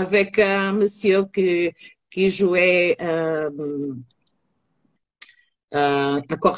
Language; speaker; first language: French; non-native, learner; Portuguese